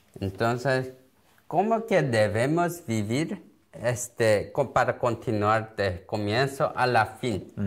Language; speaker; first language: Spanish; non-native, learner; Korean